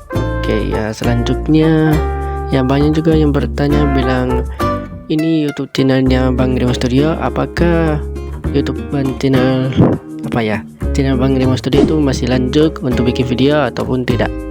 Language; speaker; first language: Indonesian; native; Indonesian